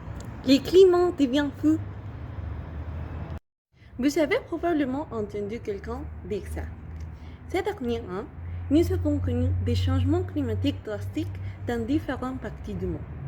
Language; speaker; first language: French; non-native, learner; Spanish